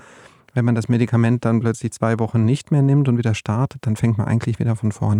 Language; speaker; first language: German; native; German